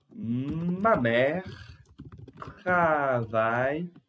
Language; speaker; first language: French; non-native, fluent; Portuguese